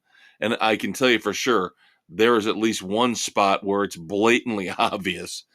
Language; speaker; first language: English; native; English